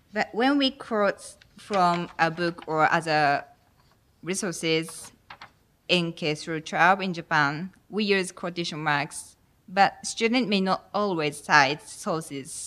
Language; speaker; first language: English; non-native, fluent; Japanese